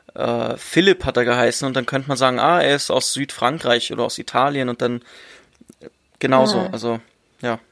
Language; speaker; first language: German; native; German